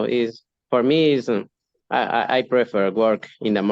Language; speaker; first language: English; non-native, learner; Spanish